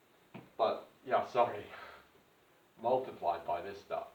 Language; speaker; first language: English; native; English